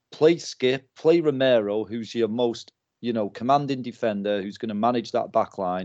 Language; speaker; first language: English; native; English